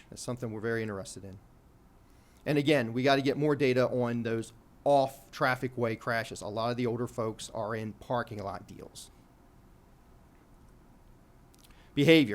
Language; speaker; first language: English; native; English